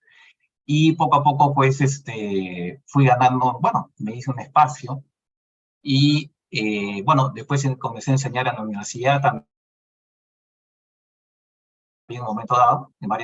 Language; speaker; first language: Spanish; native; Spanish